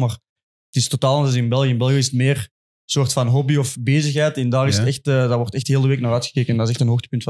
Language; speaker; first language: Dutch; native; Dutch